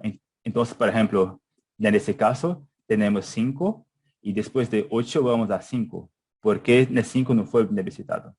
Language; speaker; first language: Spanish; non-native, fluent; Portuguese